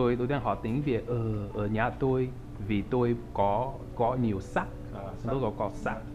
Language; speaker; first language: Vietnamese; non-native, learner; English